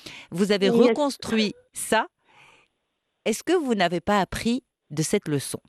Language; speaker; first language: French; non-native, local second language; Arabic